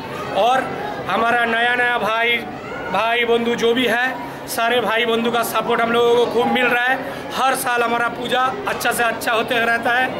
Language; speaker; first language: Hindi; non-native, local second language; Bangla